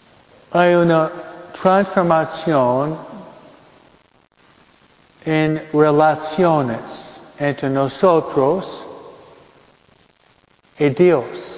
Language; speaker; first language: Spanish; non-native, fluent; English